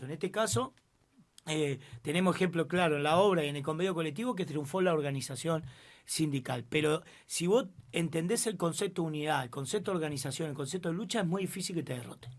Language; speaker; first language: Spanish; native; Spanish